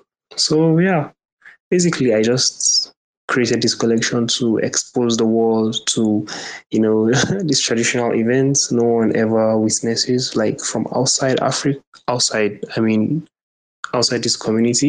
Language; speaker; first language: English; non-native, local second language; Hausa